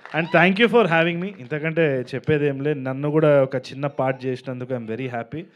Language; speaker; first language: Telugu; native; Telugu